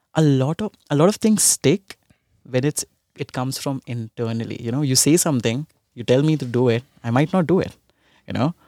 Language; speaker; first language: English; non-native, local second language; Hindi